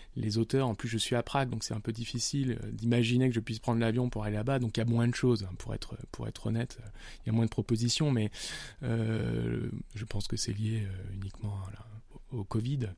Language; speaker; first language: French; native; French